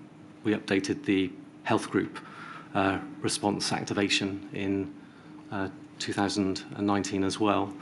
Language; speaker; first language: English; native; English